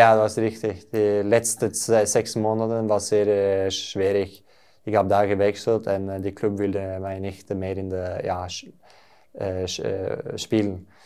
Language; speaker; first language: German; non-native, learner; Norwegian